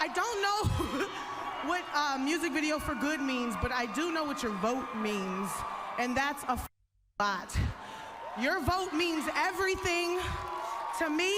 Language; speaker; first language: English; native; English